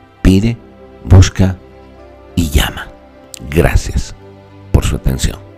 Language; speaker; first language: Spanish; native; Spanish